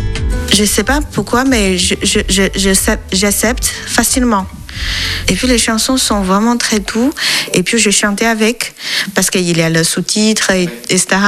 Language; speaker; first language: French; non-native, learner; Chinese